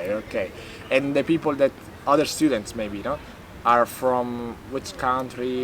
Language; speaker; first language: English; non-native, learner; Italian